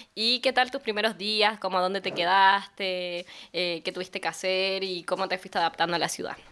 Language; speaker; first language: Spanish; native; Spanish